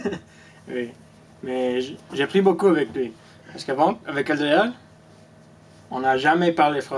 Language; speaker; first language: French; non-native, fluent; Spanish